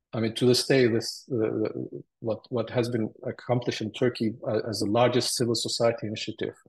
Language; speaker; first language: English; early bilingual, other home language; Turkish